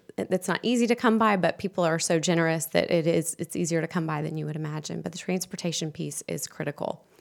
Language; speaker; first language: English; native; English